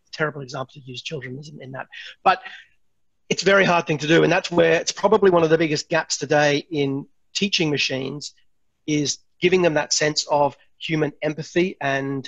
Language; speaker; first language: English; native; English